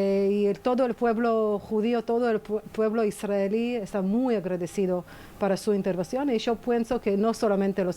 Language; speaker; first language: Spanish; non-native, fluent; Hebrew